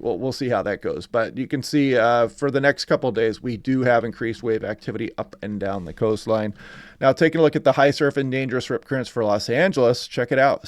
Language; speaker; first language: English; native; English